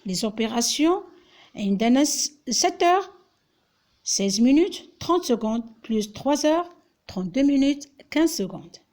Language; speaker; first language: French; non-native, local second language; Arabic